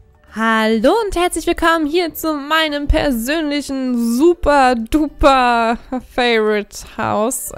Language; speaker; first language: German; native; German